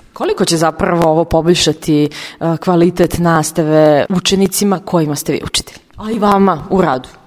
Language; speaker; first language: Serbian; native; Serbian